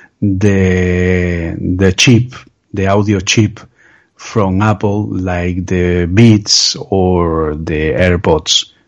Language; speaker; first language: English; non-native, learner; Spanish